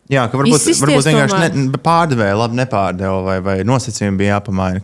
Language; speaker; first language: Latvian; native; Latvian